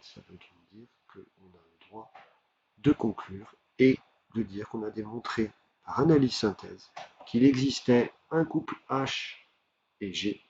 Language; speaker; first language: French; native; French